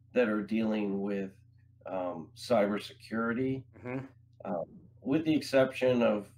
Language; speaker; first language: English; native; English